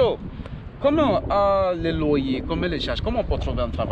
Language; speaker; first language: French; non-native, learner; English